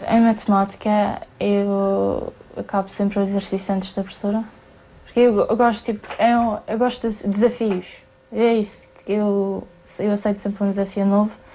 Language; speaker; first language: Portuguese; early bilingual, other home language; German